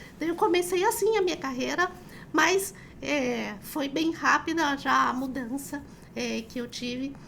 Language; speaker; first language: Portuguese; early bilingual, other home language; Chinese